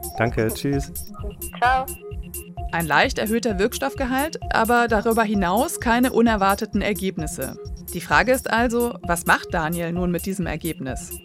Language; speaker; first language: German; native; German